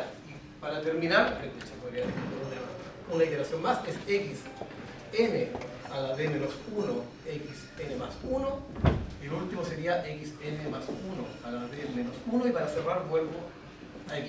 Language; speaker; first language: Spanish; native; Spanish